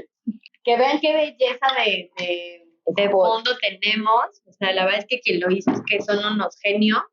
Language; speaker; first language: Spanish; native; Spanish